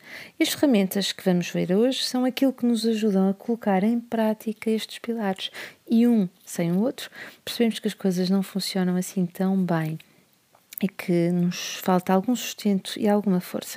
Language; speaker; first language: Portuguese; native; Portuguese